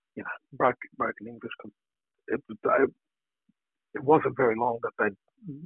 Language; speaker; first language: English; native; English